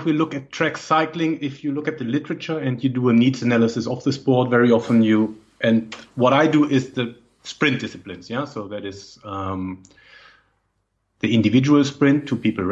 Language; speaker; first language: English; non-native, fluent; German